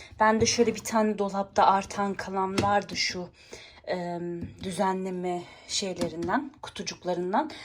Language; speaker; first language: Turkish; early bilingual, heritage; Turkish